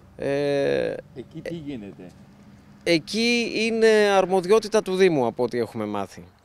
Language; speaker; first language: Greek; native; Greek